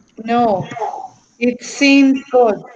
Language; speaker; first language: English; non-native, learner; Spanish